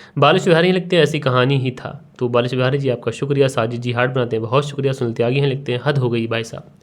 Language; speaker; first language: Hindi; native; Hindi